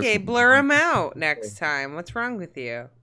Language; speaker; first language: English; native; English